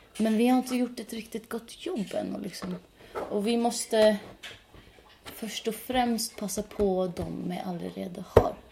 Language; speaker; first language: Swedish; native; Swedish